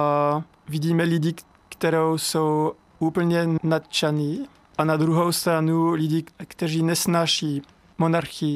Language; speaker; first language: Czech; non-native, fluent; French